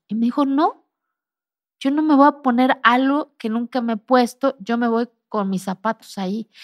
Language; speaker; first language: Spanish; non-native, local second language; Zapotec